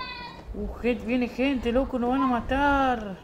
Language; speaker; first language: Spanish; native; Spanish